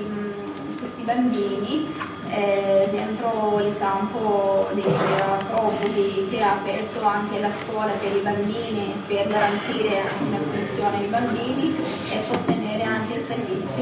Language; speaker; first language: Italian; non-native, fluent; Kurdish